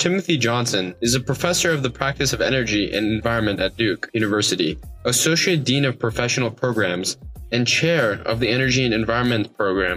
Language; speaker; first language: English; native; English